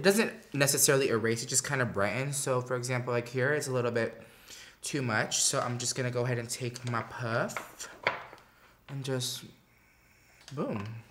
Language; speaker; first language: English; native; English